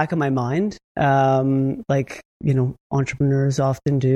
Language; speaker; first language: English; native; English